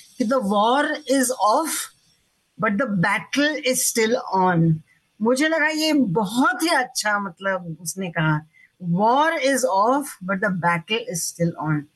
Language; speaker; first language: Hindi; non-native, local second language; Marathi